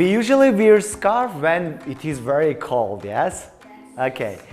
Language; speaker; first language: English; non-native, learner; Tajik